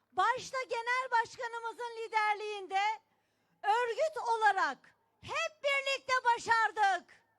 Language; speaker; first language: Turkish; native; Turkish